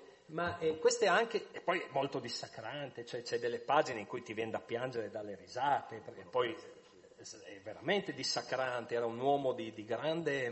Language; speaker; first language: Italian; native; Italian